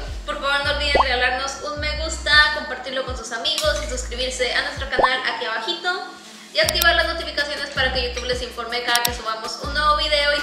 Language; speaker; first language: Spanish; native; Spanish